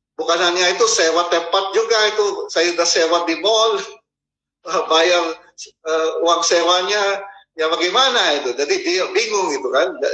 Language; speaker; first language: Indonesian; non-native, fluent; Filipino